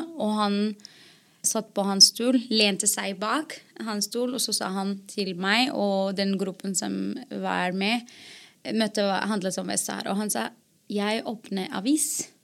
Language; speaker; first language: Norwegian; non-native, fluent; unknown